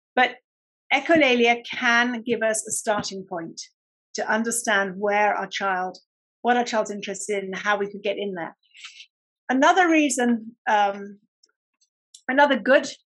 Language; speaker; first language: English; native; English